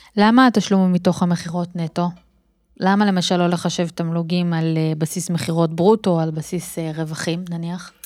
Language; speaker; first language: Hebrew; native; Hebrew